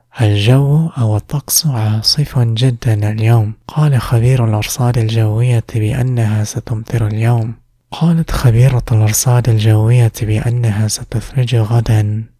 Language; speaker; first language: Arabic; non-native, fluent; English